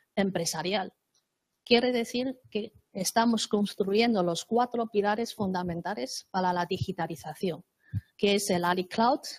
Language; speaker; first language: Spanish; non-native, fluent; Chinese